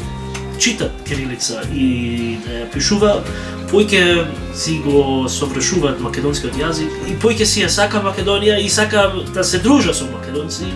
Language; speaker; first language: Macedonian; early bilingual, heritage; Macedonian